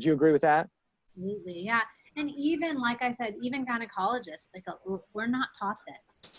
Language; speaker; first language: English; native; English